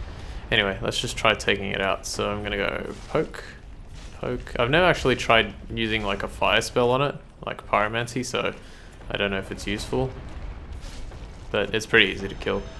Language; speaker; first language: English; native; English